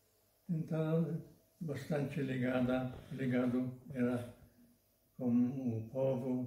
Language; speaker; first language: Portuguese; non-native, learner; Polish